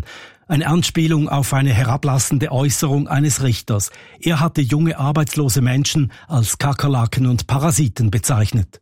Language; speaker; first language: German; native; German